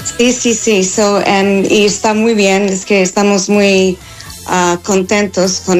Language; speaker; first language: Spanish; non-native, fluent; English